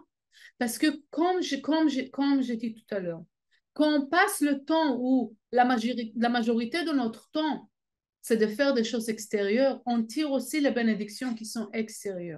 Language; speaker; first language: French; non-native, fluent; Hebrew